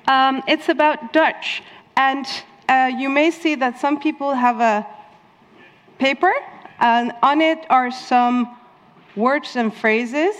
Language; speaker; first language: English; non-native, fluent; Dutch